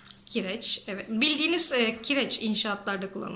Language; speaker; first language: Turkish; native; Turkish